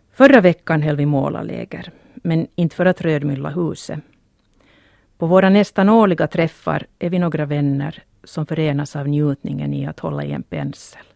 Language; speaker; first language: Swedish; native; Swedish